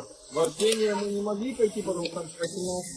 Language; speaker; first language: Russian; native; Russian